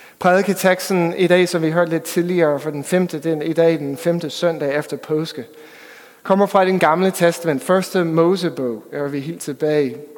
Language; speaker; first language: Danish; non-native, fluent; English